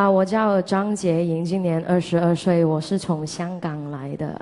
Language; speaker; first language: Chinese; non-native, local second language; Cantonese